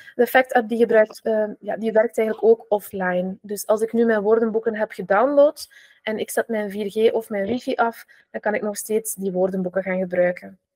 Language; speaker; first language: Dutch; native; Dutch